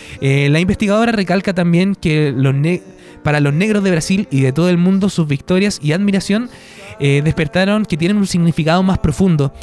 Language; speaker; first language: Spanish; native; Spanish